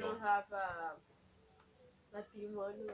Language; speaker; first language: English; non-native, learner; Spanish